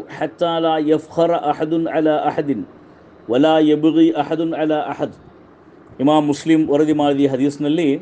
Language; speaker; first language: Kannada; non-native, local second language; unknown